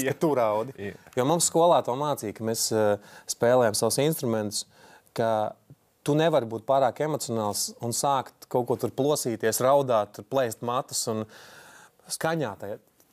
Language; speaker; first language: Latvian; native; Latvian